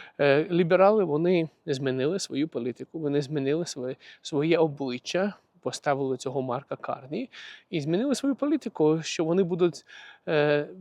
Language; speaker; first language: Ukrainian; non-native, local second language; Russian